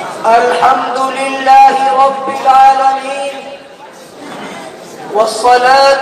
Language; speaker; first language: Arabic; non-native, learner; Urdu